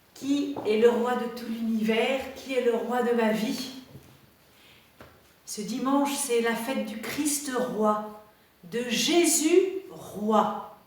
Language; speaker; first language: French; native; French